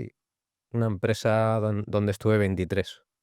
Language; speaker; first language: Spanish; native; Spanish